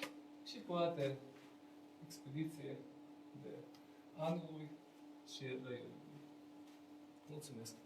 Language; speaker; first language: Romanian; non-native, learner; Ukrainian